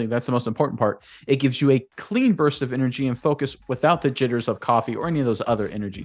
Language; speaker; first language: English; native; English